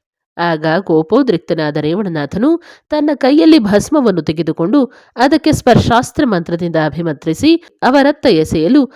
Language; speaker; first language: Kannada; native; Kannada